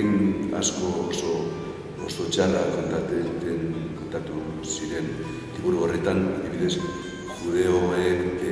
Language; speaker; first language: Basque; non-native, local second language; Spanish